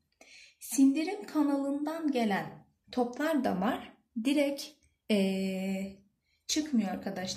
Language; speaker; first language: Turkish; native; Turkish